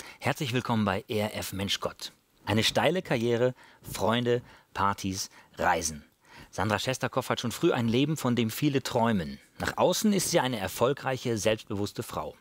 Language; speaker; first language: German; native; German